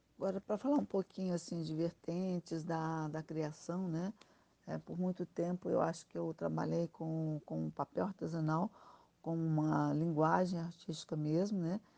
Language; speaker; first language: Portuguese; native; Portuguese